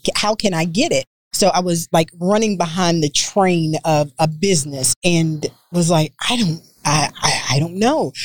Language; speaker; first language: English; native; English